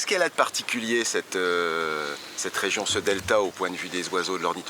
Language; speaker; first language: French; native; French